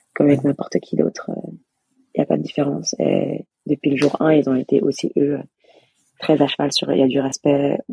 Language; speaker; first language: French; native; French